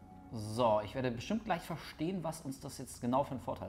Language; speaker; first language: German; native; German